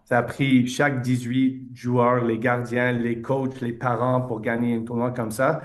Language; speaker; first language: French; non-native, fluent; English